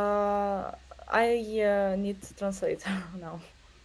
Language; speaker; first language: English; non-native, learner; Russian